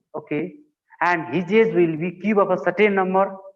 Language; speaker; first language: English; non-native, local second language; Nepali